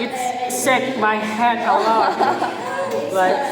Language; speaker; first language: English; non-native, learner; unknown